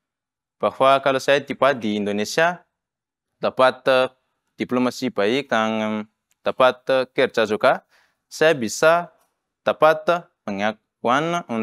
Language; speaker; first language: Indonesian; non-native, learner; Malagasy